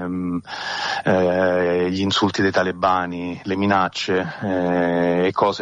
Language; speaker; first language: Italian; native; Italian